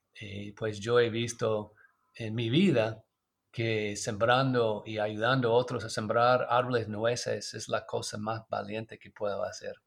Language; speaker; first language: Spanish; non-native, learner; English